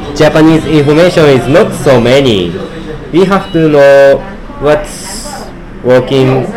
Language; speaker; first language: English; non-native, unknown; Japanese